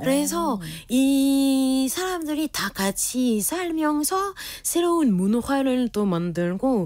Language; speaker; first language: Korean; non-native, fluent; French